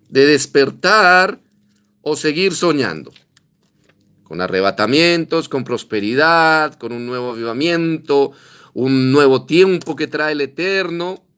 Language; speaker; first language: Spanish; native; Spanish